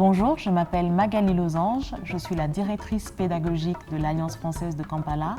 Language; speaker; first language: French; native; French